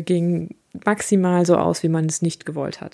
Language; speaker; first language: German; native; German